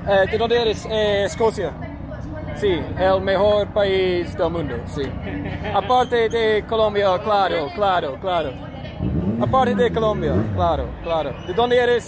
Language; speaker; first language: Spanish; non-native, learner; English